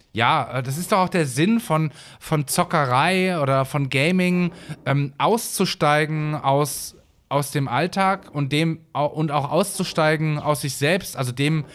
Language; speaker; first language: German; native; German